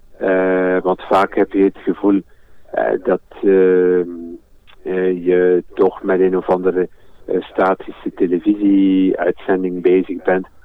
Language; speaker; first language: Dutch; native; Dutch